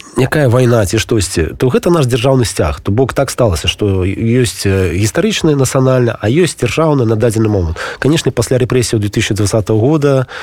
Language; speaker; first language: Belarusian; non-native, local second language; Russian